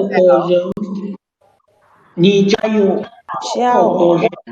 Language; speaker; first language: Chinese; non-native, learner; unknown